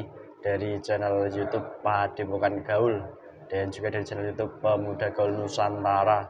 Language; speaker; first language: Indonesian; native; Indonesian